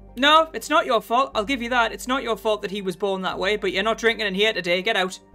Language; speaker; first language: English; native; English